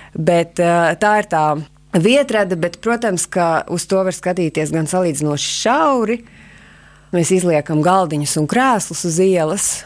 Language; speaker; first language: Latvian; native; Latvian